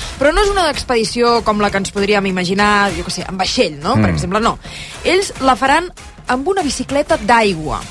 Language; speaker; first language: Catalan; native; Catalan